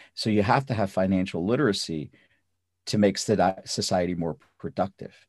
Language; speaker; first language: English; early bilingual, other home language; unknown